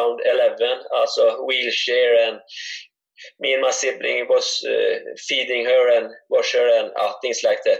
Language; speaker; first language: English; non-native, fluent; Swedish